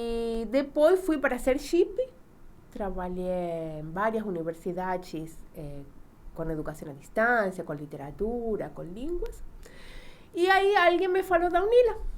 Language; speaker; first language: Portuguese; non-native, fluent; Spanish